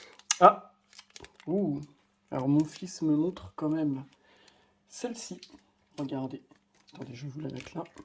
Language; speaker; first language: French; native; French